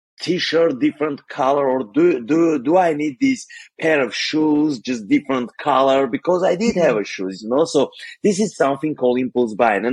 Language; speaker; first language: English; non-native, fluent; Armenian